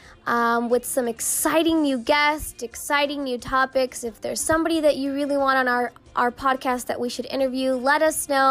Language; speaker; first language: English; early bilingual, other home language; Spanish